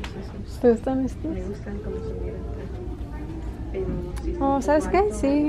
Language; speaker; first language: Spanish; early bilingual, heritage; Spanish